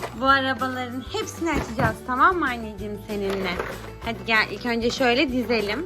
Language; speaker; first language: Turkish; native; Turkish